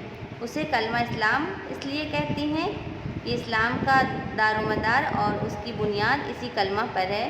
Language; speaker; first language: Urdu; native; Urdu